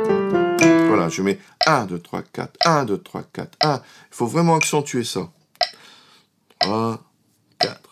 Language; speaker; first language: French; native; French